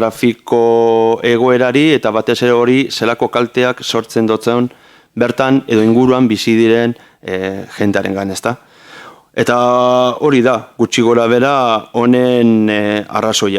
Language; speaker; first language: Basque; native; Basque